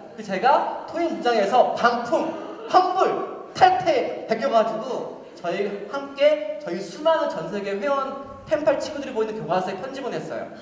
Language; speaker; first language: Korean; native; Korean